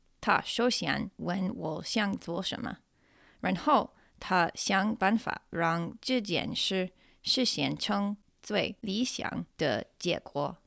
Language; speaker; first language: Chinese; non-native, fluent; English